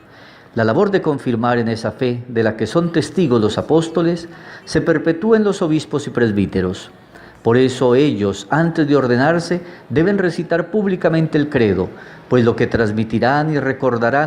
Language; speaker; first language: Spanish; native; Spanish